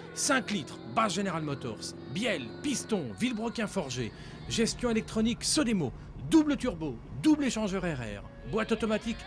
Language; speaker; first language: French; native; French